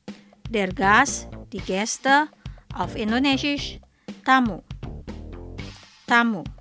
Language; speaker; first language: German; non-native, fluent; Indonesian